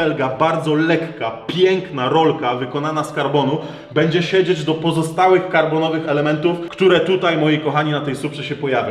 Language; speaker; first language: Polish; native; Polish